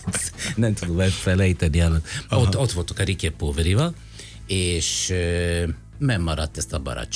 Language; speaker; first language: Hungarian; non-native, fluent; Italian